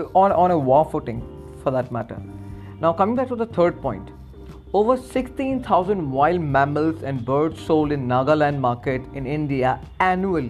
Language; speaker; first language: English; non-native, local second language; Assamese